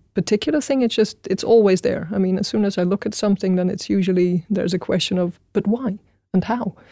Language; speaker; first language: English; non-native, fluent; Dutch